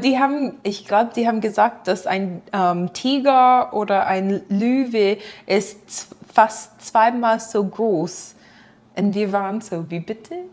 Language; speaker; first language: German; non-native, fluent; English